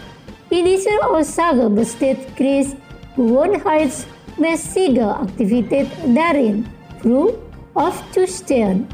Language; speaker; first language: German; non-native, learner; Indonesian